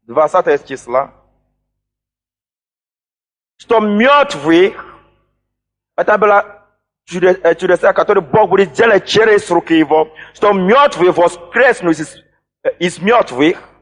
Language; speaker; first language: Russian; non-native, fluent; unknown